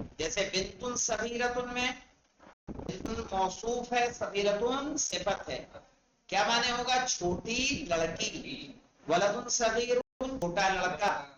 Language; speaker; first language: Urdu; native; Urdu